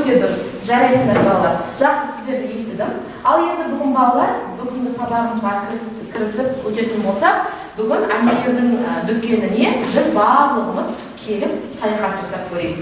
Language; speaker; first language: Kazakh; native; Kazakh